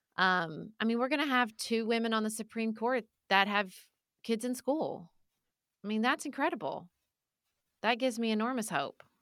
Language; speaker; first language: English; native; English